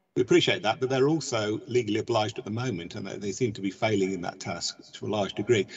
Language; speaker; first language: English; native; English